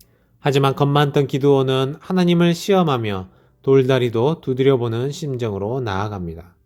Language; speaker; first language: Korean; native; Korean